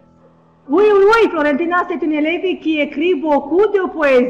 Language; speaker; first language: French; non-native, fluent; Romanian